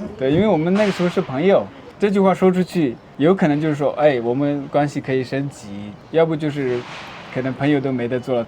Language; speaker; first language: Chinese; non-native, local second language; Tibetan